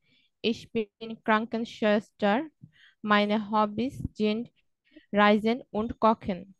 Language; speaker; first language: German; non-native, learner; Bangla